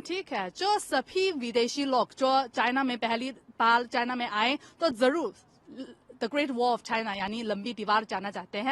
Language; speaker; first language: Hindi; non-native, fluent; Chinese